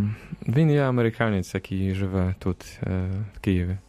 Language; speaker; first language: Ukrainian; non-native, fluent; Polish